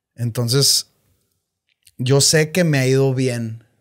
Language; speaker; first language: Spanish; native; Spanish